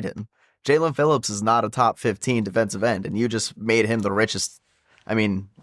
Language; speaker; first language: English; native; English